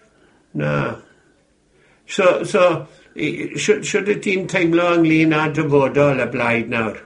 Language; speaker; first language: Welsh; native; Welsh